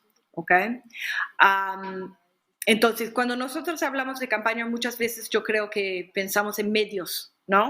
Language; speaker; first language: Spanish; non-native, fluent; English